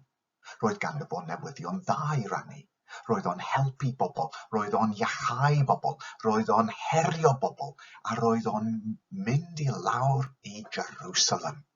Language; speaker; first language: Welsh; non-native, fluent; English